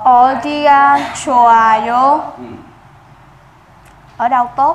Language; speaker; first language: Korean; non-native, learner; Vietnamese